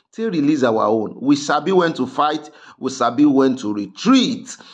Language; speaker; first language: Nigerian Pidgin; non-native, local second language; Yoruba